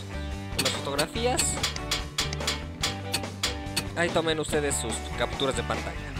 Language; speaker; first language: Spanish; native; Spanish